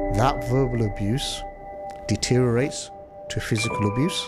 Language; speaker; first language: English; early bilingual, other home language; Hindi